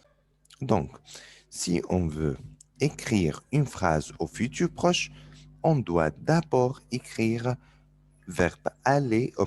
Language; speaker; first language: French; non-native, fluent; Arabic